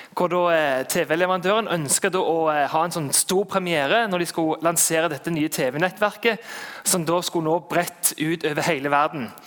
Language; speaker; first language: Norwegian; native; Norwegian